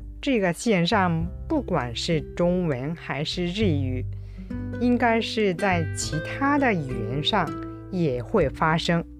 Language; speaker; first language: Chinese; non-native, fluent; Japanese